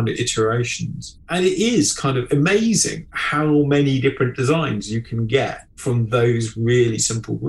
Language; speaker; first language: English; native; English